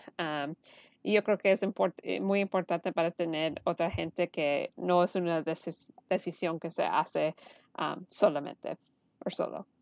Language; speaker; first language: Spanish; early bilingual, heritage; Spanish